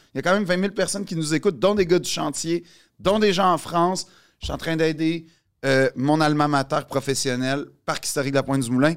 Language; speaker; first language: French; native; French